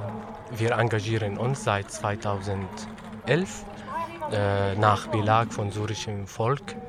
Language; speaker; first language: German; non-native, fluent; Arabic